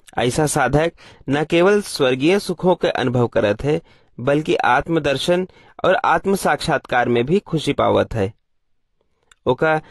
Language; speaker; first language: Hindi; native; Hindi